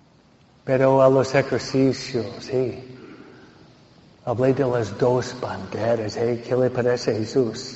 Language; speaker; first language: Spanish; non-native, fluent; English